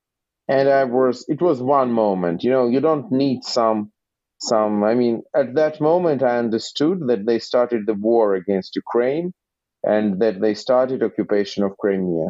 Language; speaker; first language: English; non-native, fluent; Russian